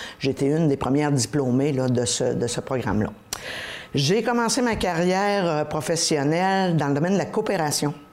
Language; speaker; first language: French; native; French